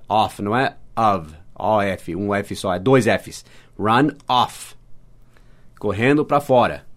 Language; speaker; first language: Portuguese; non-native, fluent; English